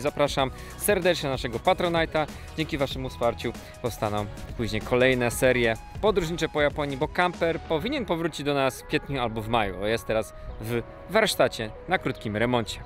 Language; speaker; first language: Polish; native; Polish